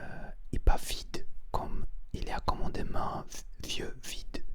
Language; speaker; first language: French; non-native, learner; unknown